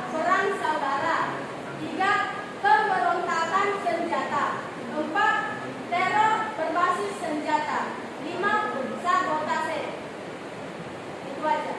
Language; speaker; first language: Indonesian; non-native, local second language; Nias